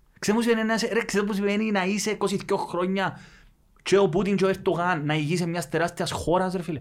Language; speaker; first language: Greek; native; Greek